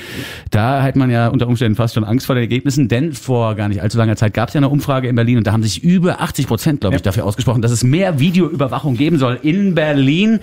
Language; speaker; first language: German; native; German